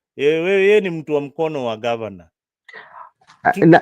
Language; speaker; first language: Swahili; non-native, local second language; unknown